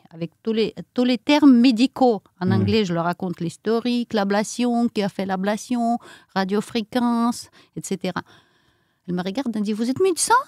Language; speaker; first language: French; non-native, fluent; Romanian